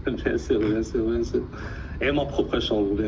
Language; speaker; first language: French; early bilingual, heritage; Arabic